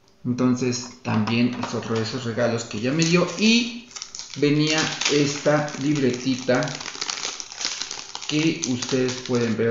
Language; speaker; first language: Spanish; native; Spanish